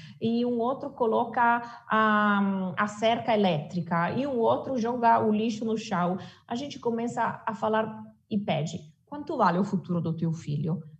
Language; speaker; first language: Portuguese; non-native, fluent; Italian